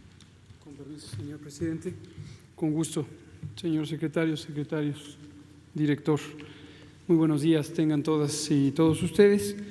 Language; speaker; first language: Spanish; native; Spanish